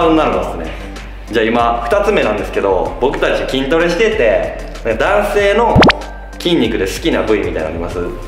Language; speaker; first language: Japanese; native; Japanese